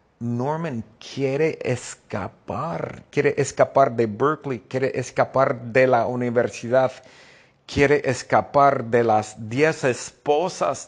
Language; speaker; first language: Spanish; non-native, fluent; English